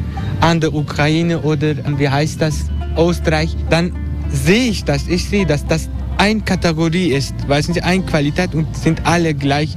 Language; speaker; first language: German; non-native, learner; Turkish